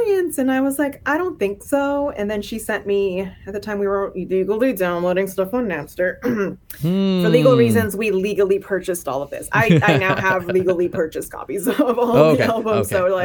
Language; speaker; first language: English; native; English